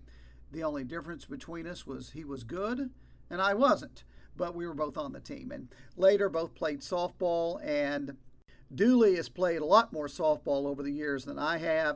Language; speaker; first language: English; native; English